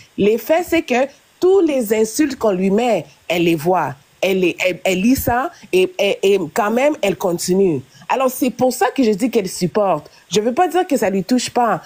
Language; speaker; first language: French; non-native, local second language; Lingala